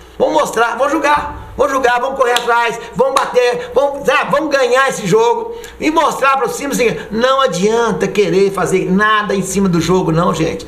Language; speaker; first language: Portuguese; native; Portuguese